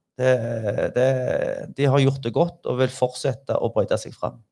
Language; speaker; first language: Norwegian; native; Norwegian